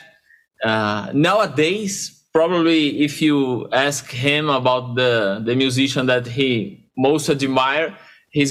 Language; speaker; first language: English; non-native, fluent; Portuguese